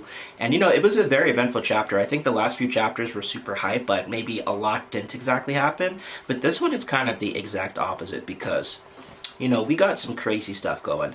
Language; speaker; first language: English; native; English